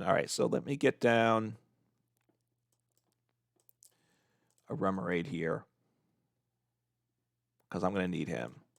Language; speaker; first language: English; native; English